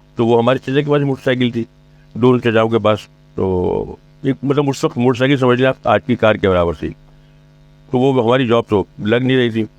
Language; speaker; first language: Urdu; native; Urdu